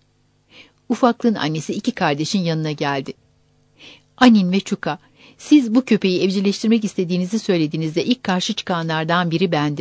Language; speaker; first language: Turkish; native; Turkish